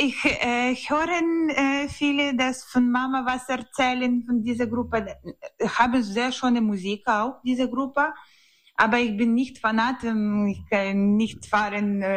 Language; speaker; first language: German; non-native, learner; Ukrainian